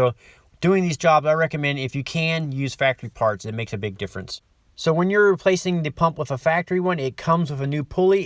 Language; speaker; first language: English; native; English